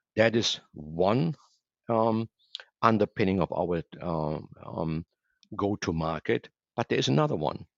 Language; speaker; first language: English; non-native, fluent; German